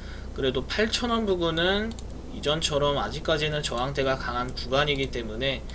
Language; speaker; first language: Korean; native; Korean